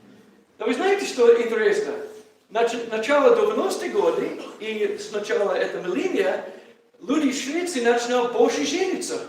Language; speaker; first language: Russian; non-native, learner; English